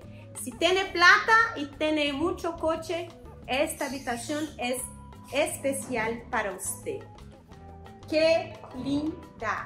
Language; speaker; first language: Spanish; non-native, learner; Portuguese